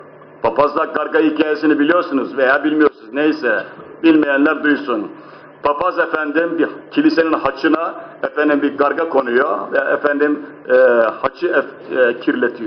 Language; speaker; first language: Turkish; native; Turkish